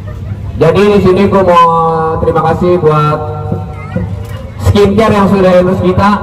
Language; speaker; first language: Indonesian; native; Indonesian